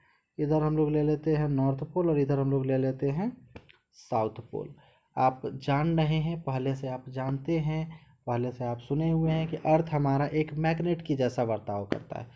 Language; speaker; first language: Hindi; native; Hindi